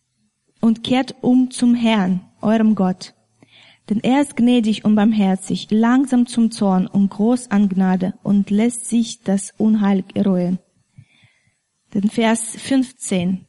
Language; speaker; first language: German; non-native, fluent; Russian